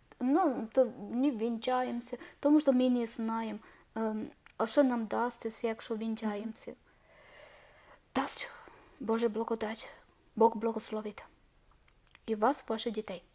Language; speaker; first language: Ukrainian; non-native, learner; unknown